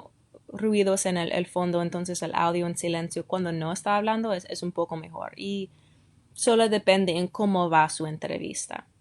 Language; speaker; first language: Spanish; non-native, fluent; English